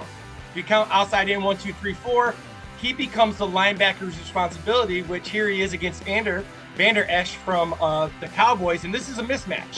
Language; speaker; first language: English; native; English